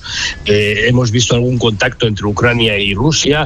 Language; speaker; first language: Spanish; native; Spanish